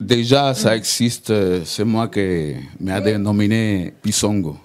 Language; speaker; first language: French; non-native, learner; Spanish